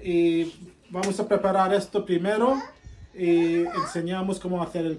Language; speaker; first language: Spanish; non-native, fluent; Sylheti